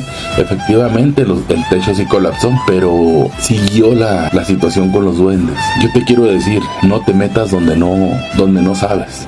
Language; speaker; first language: Spanish; native; Spanish